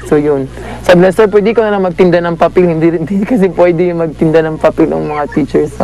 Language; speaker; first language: Filipino; non-native, local second language; Cebuano